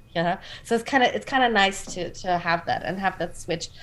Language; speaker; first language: English; non-native, fluent; German